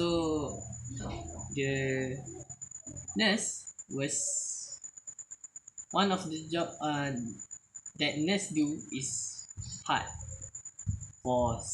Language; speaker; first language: English; non-native, learner; Malay